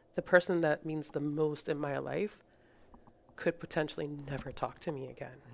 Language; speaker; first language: English; early bilingual, other home language; Spanish